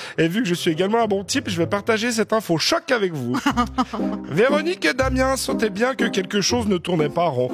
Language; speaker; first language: French; native; French